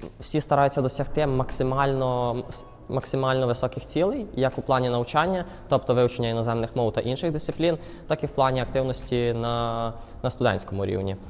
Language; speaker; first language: Ukrainian; native; Ukrainian